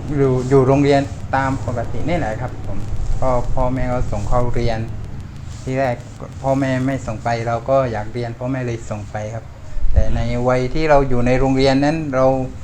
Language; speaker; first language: Thai; non-native, local second language; Malay